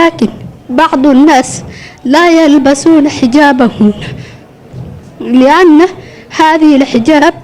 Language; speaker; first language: Arabic; non-native, learner; Somali